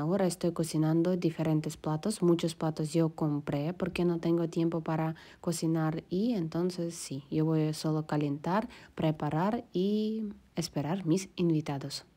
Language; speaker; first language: Spanish; non-native, learner; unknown